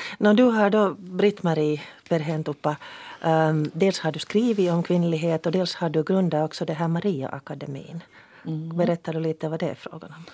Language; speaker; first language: Swedish; native; Swedish